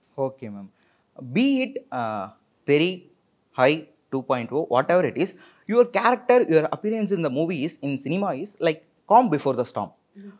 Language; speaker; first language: English; non-native, local second language; Tamil